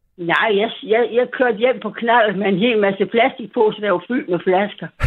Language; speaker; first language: Danish; native; Danish